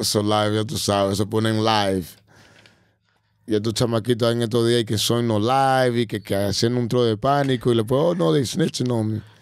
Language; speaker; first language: Spanish; early bilingual, heritage; Spanish